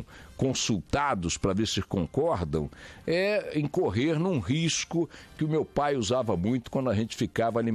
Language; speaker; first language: Portuguese; native; Portuguese